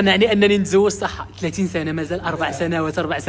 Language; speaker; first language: Arabic; native; Arabic